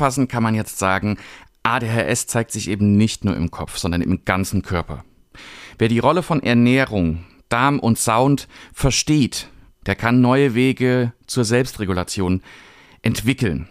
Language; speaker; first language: German; native; German